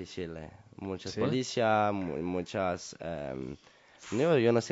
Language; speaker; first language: Spanish; non-native, learner; French